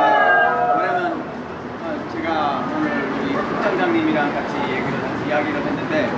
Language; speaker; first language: Korean; early bilingual, heritage; English